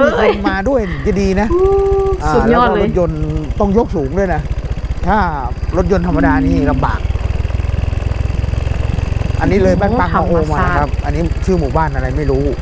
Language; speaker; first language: Thai; native; Thai